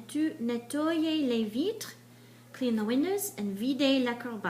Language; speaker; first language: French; non-native, fluent; English